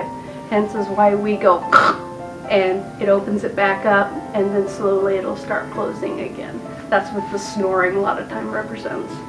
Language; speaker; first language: English; native; English